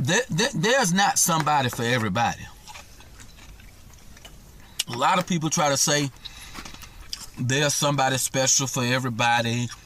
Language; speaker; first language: English; native; English